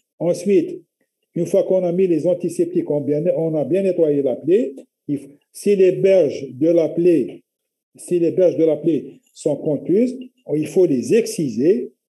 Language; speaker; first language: French; non-native, local second language; Arabic